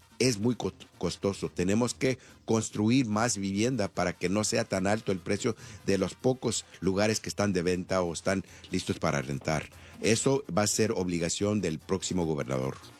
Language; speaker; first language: Spanish; early bilingual, heritage; Spanish